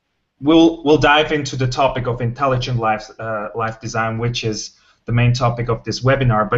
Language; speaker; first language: English; non-native, fluent; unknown